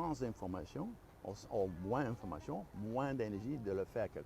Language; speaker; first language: French; non-native, fluent; Dutch